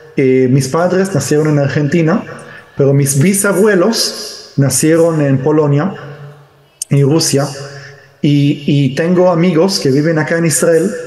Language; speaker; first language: Spanish; early bilingual, heritage; Hebrew